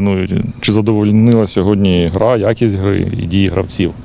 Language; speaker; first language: Ukrainian; native; Ukrainian